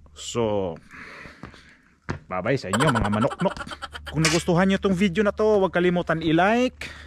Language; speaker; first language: Filipino; native; Filipino